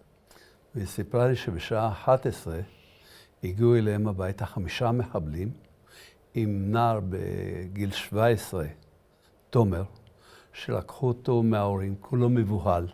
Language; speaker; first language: Hebrew; early bilingual, other home language; Arabic